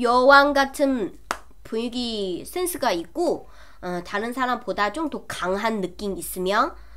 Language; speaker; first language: Korean; non-native, fluent; Chinese